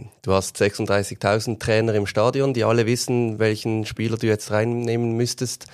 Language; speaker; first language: German; native; German